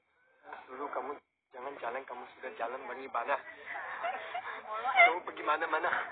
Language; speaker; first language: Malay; non-native, learner; Korean